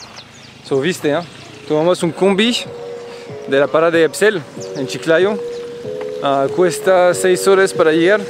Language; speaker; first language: Spanish; non-native, fluent; French